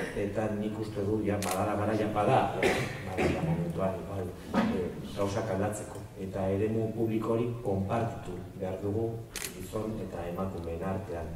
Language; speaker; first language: Basque; non-native, local second language; Spanish